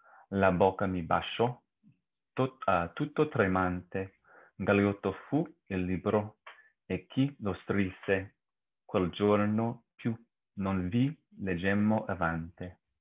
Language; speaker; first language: Italian; non-native, learner; English